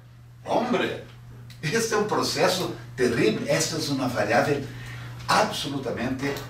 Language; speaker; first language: Spanish; non-native, fluent; Portuguese